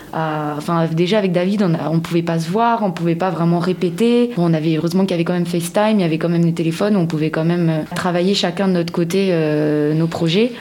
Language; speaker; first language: French; non-native, local second language; Malagasy